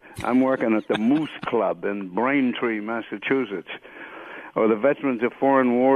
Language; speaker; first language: English; native; English